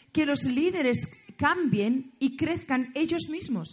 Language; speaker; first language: Spanish; native; Spanish